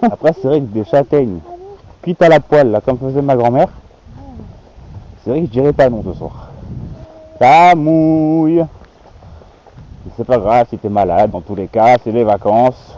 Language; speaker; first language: French; native; French